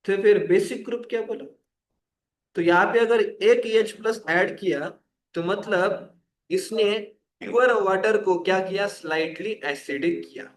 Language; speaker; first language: Hindi; non-native, local second language; Marathi